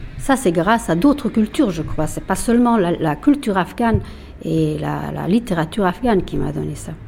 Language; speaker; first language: French; non-native, fluent; Persian